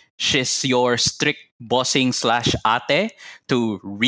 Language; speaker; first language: English; non-native, local second language; Cebuano